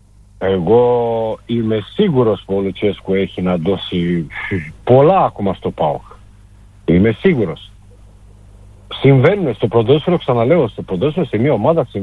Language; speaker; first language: Greek; non-native, fluent; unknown